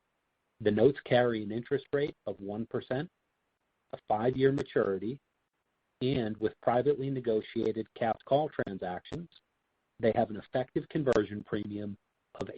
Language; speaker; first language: English; native; English